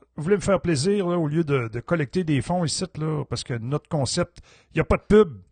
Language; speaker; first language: French; native; French